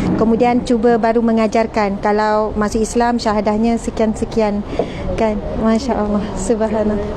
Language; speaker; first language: Malay; native; Malay